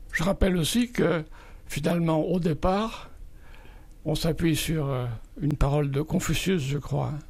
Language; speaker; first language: French; native; French